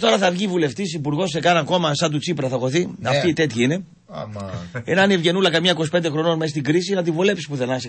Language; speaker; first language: Greek; native; Greek